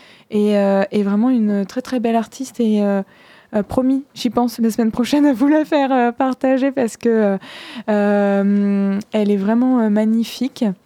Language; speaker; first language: French; native; French